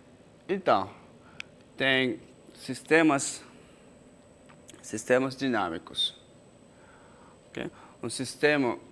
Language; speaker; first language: Portuguese; non-native, fluent; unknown